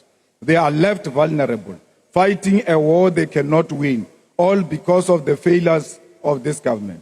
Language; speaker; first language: English; non-native, local second language; Northern Sotho